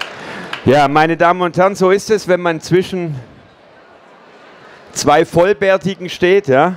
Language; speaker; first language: German; native; German